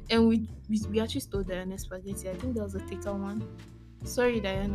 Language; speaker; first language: English; non-native, local second language; Akan